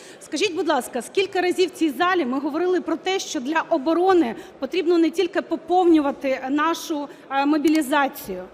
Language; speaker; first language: Ukrainian; native; Ukrainian